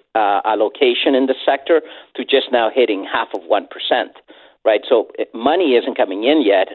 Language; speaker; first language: English; non-native, fluent; Spanish